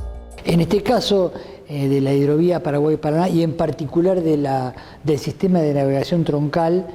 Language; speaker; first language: Spanish; native; Spanish